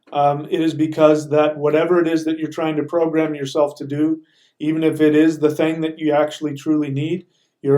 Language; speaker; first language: English; native; English